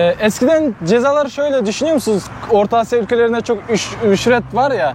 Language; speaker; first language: Turkish; non-native, fluent; Kyrgyz